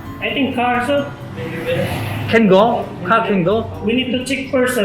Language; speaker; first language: English; non-native, learner; Cebuano